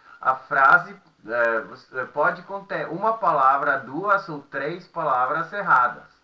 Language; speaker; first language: Portuguese; non-native, fluent; Czech